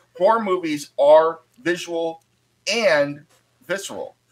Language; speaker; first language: English; native; English